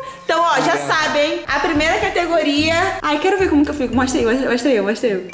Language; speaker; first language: Portuguese; native; Portuguese